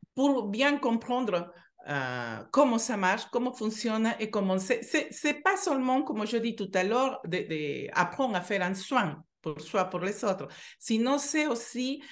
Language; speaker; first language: French; non-native, fluent; Spanish